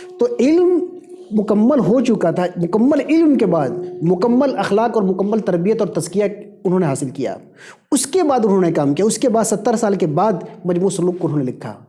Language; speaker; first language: Urdu; native; Urdu